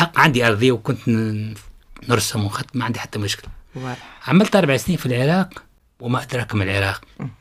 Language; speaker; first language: Arabic; native; Arabic